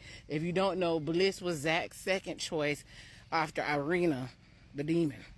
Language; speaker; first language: English; native; English